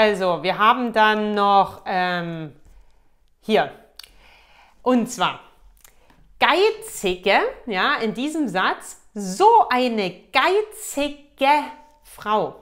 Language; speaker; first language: German; native; German